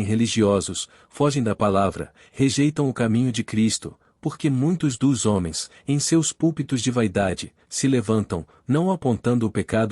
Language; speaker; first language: Portuguese; native; Portuguese